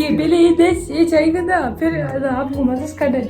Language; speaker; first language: Hindi; non-native, local second language; Tibetan